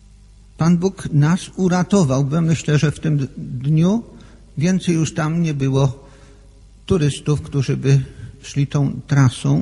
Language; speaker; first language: Polish; native; Polish